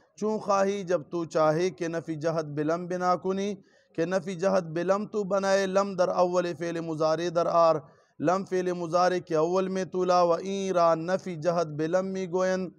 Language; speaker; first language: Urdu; non-native, local second language; Pashto